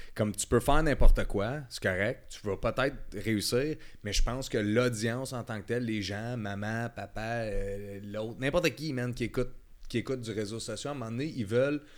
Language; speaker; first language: French; native; French